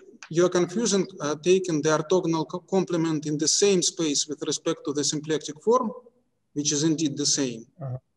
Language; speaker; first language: English; non-native, fluent; Russian